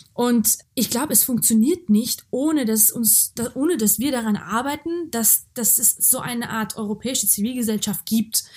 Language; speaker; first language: German; early bilingual, other home language; Georgian